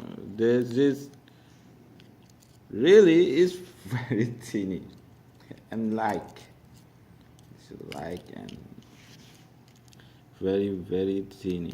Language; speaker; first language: English; non-native, learner; Indonesian